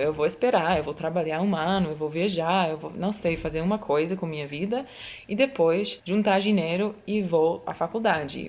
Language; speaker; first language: Portuguese; non-native, fluent; English